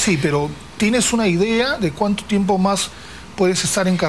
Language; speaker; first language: Spanish; native; Spanish